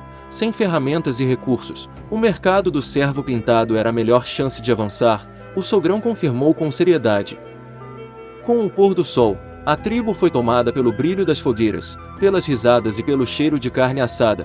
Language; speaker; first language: Portuguese; native; Portuguese